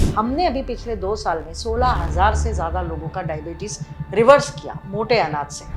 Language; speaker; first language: Hindi; non-native, local second language; Marwari